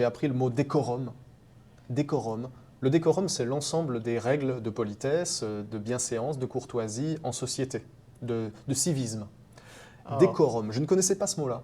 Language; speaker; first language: French; native; French